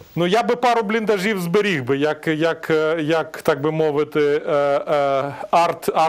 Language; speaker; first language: Ukrainian; native; Ukrainian